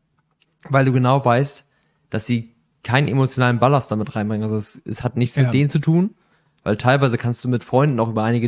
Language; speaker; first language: German; native; German